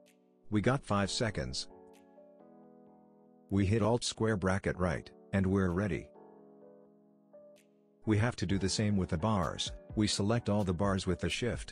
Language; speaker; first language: English; non-native, fluent; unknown